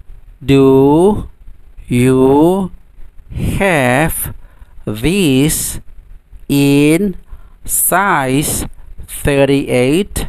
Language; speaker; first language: English; non-native, fluent; Indonesian